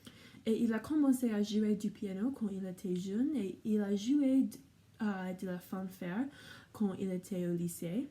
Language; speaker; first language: French; non-native, learner; English